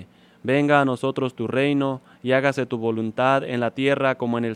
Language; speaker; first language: Spanish; native; Spanish